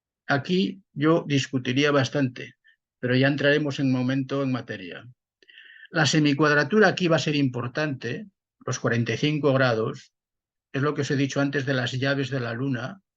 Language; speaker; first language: Spanish; native; Spanish